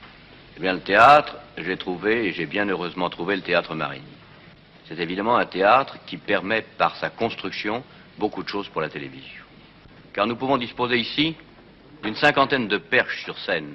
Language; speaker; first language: French; native; French